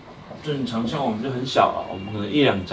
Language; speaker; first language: Chinese; native; Chinese